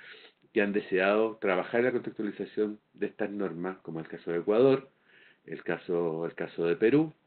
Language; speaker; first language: Spanish; native; Spanish